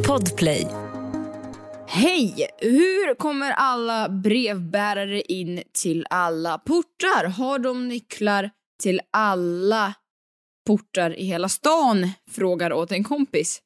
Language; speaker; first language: Swedish; native; Swedish